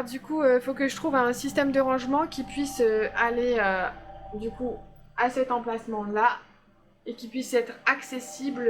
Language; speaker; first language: French; native; French